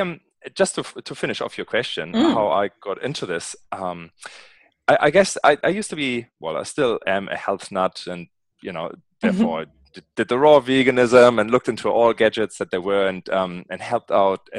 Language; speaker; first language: English; non-native, fluent; German